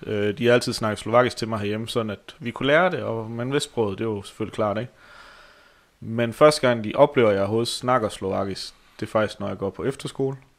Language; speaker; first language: Danish; early bilingual, other home language; Slovak